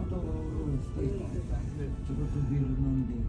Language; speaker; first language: Japanese; non-native, fluent; Filipino